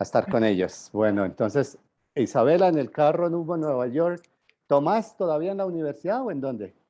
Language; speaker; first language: Spanish; native; Spanish